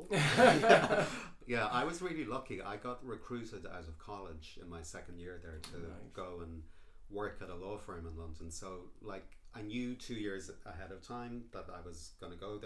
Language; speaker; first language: English; native; English